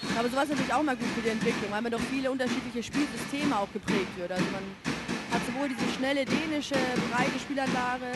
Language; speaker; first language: German; native; German